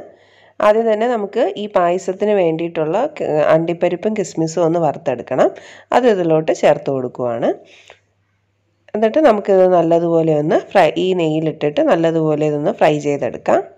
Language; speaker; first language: Malayalam; native; Malayalam